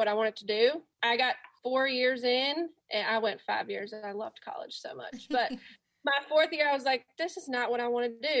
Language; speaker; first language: English; native; English